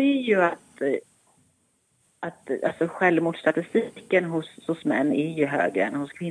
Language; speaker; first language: Swedish; native; Swedish